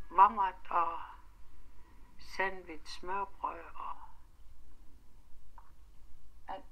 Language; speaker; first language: Danish; non-native, local second language; Kalaallisut